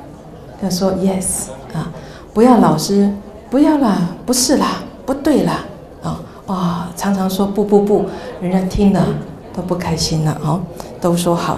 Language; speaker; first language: Chinese; native; Chinese